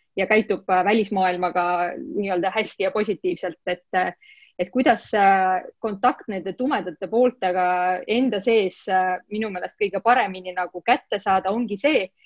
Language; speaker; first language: Estonian; non-native, local second language; Russian